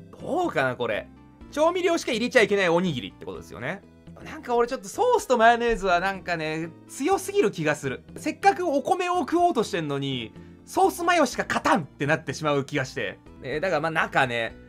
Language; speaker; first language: Japanese; native; Japanese